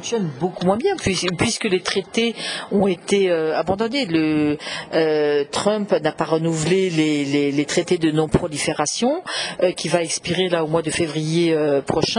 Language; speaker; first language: French; native; French